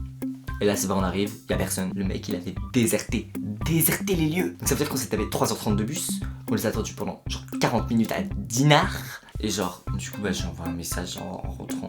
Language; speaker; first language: French; native; French